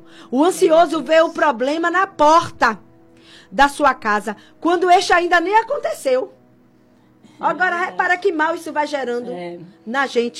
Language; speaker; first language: Portuguese; native; Portuguese